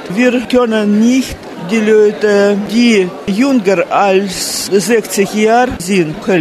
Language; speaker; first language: German; non-native, fluent; Russian